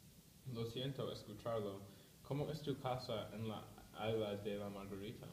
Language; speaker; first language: Spanish; non-native, learner; English